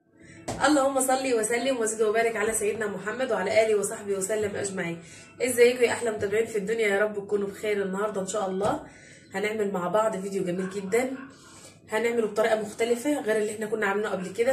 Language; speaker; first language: Arabic; native; Arabic